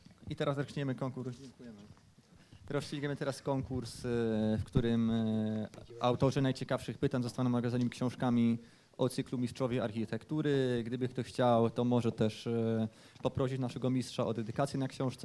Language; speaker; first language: Polish; native; Polish